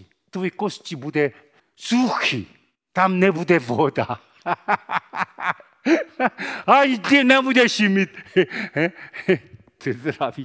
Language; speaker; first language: Czech; non-native, fluent; Korean